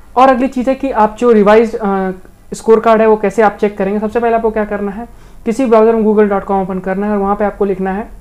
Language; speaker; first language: Hindi; native; Hindi